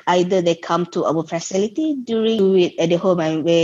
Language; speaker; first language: English; non-native, local second language; Malay